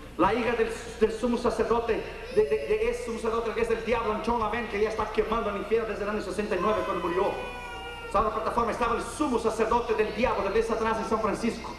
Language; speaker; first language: Spanish; non-native, fluent; Portuguese